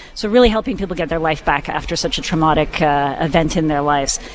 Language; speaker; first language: English; native; English